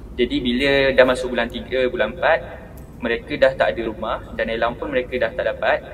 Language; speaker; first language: Malay; native; Malay